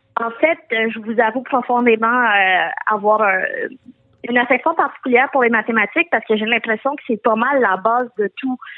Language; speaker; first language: French; early bilingual, other home language; Tamil